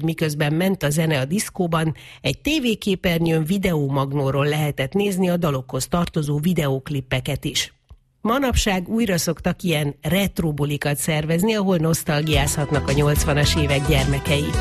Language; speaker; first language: Hungarian; native; Hungarian